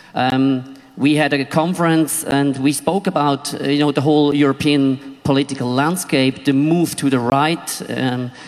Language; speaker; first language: English; non-native, fluent; Swiss German